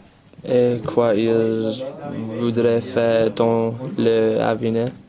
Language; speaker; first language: French; non-native, learner; English